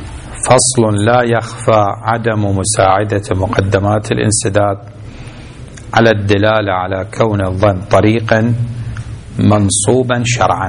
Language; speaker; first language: Arabic; native; Arabic